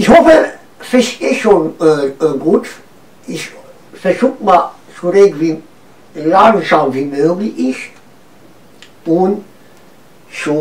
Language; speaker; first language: German; non-native, learner; Romanian